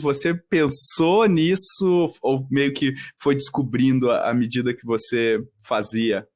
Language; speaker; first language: Portuguese; native; Portuguese